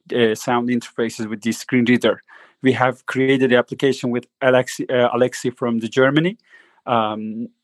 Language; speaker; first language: English; non-native, fluent; Turkish